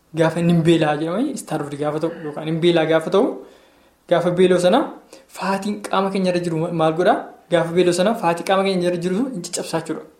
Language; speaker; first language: Oromo; native; Oromo